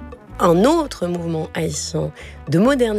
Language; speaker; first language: French; native; French